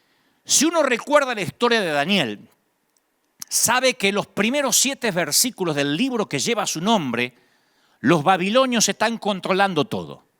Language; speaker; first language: Spanish; native; Spanish